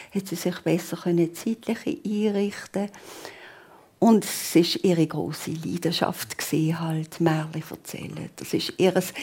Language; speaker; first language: German; native; German